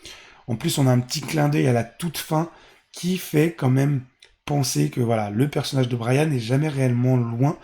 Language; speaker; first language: French; native; French